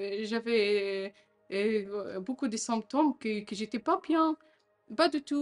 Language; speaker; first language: French; non-native, fluent; Arabic